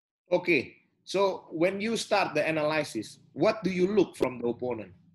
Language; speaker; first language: English; non-native, fluent; Indonesian